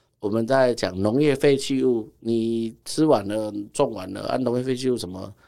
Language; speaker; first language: Chinese; native; Chinese